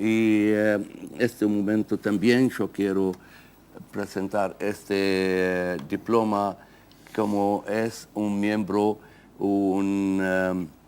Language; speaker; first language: Spanish; non-native, fluent; Arabic